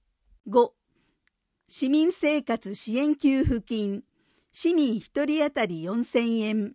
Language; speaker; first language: Japanese; native; Japanese